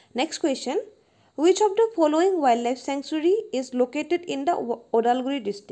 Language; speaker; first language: English; non-native, local second language; Assamese